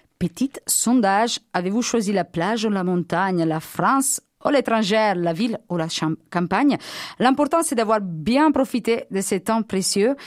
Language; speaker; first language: French; non-native, fluent; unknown